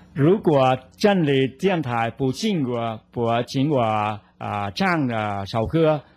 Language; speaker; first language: Chinese; non-native, learner; Vietnamese